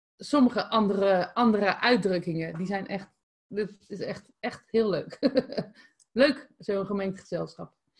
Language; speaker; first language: Dutch; native; Dutch